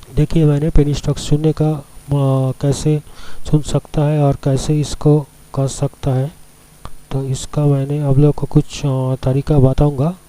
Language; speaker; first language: Hindi; non-native, local second language; Bangla